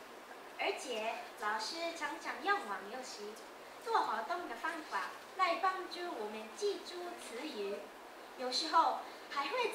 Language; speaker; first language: Chinese; non-native, fluent; Japanese